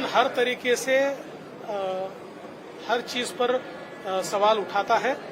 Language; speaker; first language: Hindi; non-native, local second language; Marathi